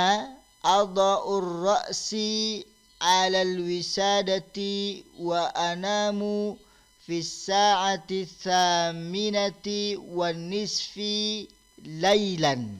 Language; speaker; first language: Arabic; non-native, fluent; Indonesian